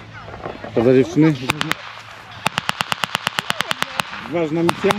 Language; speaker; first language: Polish; native; Polish